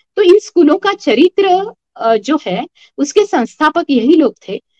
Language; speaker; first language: Hindi; non-native, local second language; Marathi